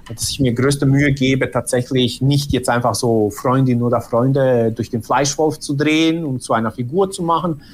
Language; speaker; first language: German; early bilingual, other home language; Bosnian